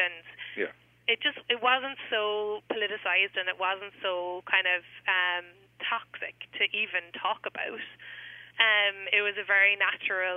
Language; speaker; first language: English; native; English